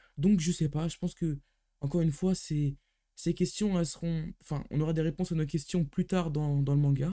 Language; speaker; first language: French; native; French